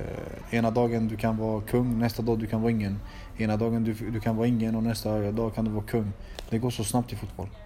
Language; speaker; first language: Swedish; early bilingual, other home language; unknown